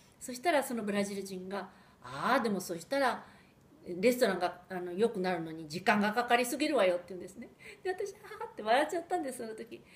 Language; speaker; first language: Japanese; early bilingual, heritage; Japanese